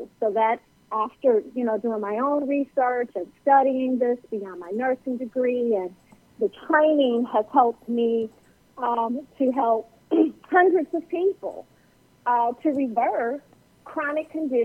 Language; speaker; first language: English; native; English